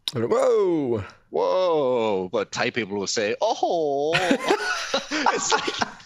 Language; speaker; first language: English; native; English